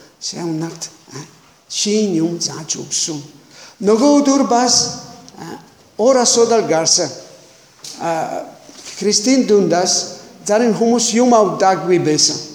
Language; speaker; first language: Mongolian; non-native, learner; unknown